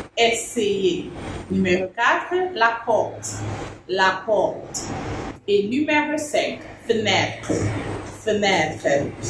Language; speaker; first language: French; non-native, fluent; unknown